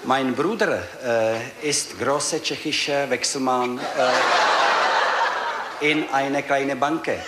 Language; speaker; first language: German; non-native, learner; Czech